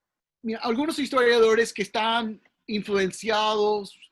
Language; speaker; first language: Spanish; early bilingual, heritage; English